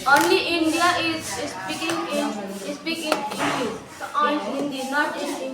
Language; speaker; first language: English; non-native, learner; Hindi